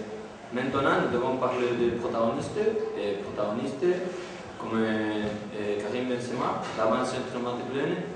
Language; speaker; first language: French; non-native, learner; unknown